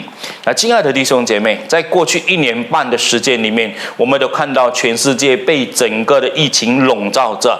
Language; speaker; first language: Chinese; native; Chinese